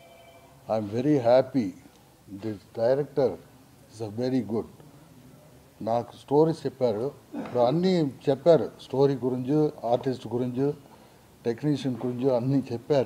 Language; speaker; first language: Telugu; non-native, learner; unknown